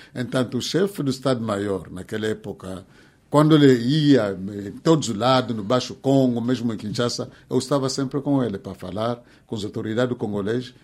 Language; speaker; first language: Portuguese; non-native, fluent; Kongo